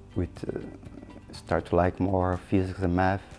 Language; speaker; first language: English; non-native, fluent; Portuguese